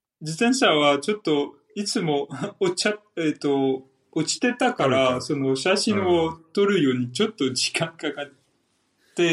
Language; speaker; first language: Japanese; non-native, fluent; French